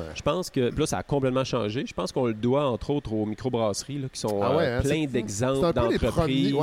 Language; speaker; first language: French; native; French